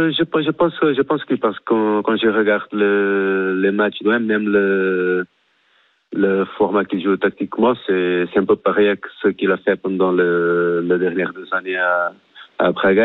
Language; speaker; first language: French; non-native, fluent; Portuguese